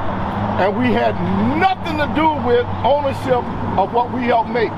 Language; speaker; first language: English; native; English